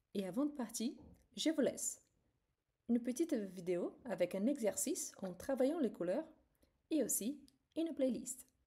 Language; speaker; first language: French; non-native, fluent; Portuguese